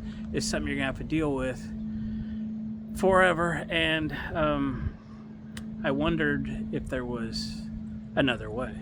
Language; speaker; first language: English; native; English